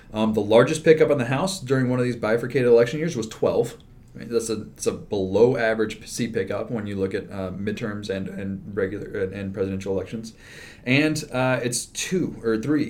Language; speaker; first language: English; native; English